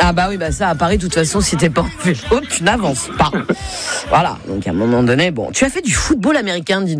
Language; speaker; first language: French; native; French